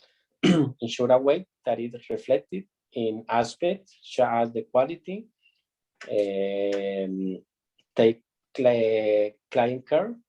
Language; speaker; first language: English; non-native, learner; Spanish